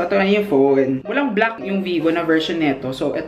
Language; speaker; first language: Filipino; native; Filipino